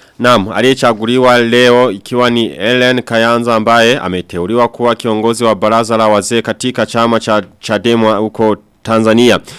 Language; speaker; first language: Swahili; non-native, local second language; Rundi